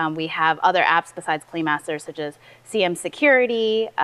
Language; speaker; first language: English; early bilingual, other home language; Chinese